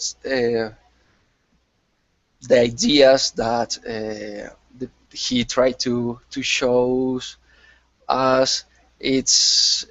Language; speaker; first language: English; non-native, learner; Spanish